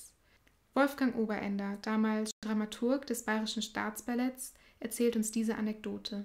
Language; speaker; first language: German; native; German